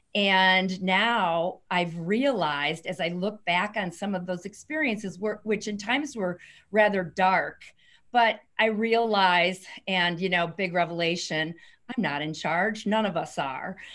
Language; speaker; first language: English; native; English